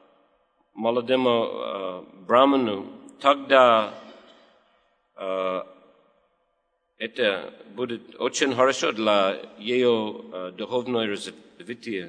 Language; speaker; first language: Russian; non-native, learner; English